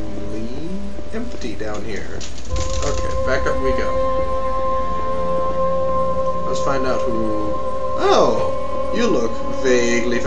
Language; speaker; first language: English; native; English